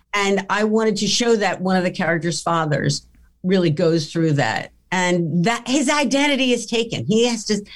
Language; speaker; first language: English; early bilingual, other home language; Italian